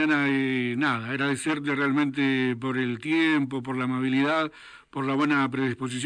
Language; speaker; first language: Spanish; native; Spanish